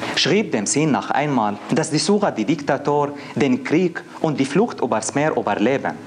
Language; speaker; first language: German; non-native, fluent; Arabic